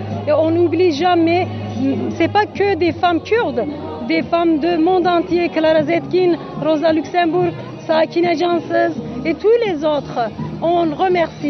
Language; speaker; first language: French; non-native, learner; Kurdish